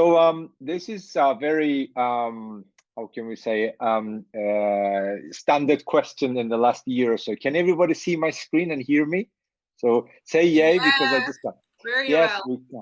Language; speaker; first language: English; non-native, fluent; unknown